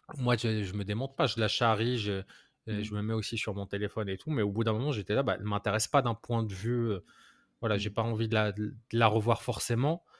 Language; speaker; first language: French; non-native, local second language; Arabic